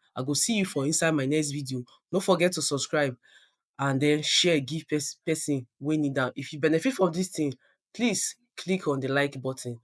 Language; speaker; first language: Nigerian Pidgin; non-native, local second language; Yoruba